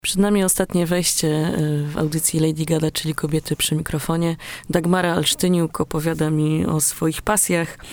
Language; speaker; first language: Polish; native; Polish